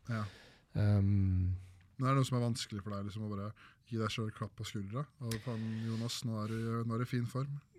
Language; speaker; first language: Norwegian; native; Norwegian